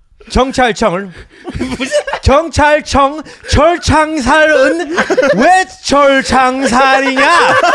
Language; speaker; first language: Korean; early bilingual, other home language; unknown